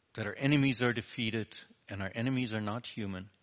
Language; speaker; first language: English; native; English